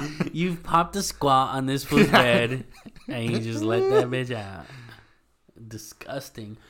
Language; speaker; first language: English; early bilingual, other home language; Spanish